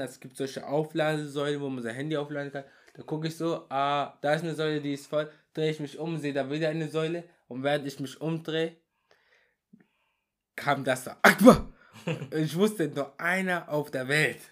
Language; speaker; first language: German; early bilingual, other home language; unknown